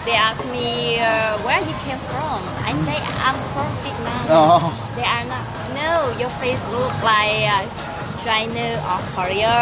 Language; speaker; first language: English; non-native, learner; Vietnamese